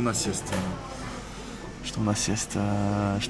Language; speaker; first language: Russian; non-native, learner; French